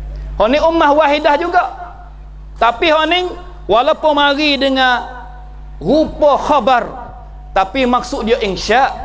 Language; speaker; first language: Malay; native; Malay